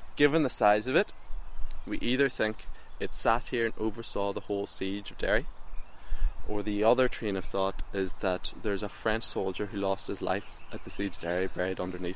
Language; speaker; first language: English; native; English